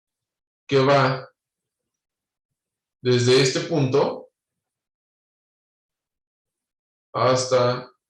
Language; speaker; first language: Spanish; native; Spanish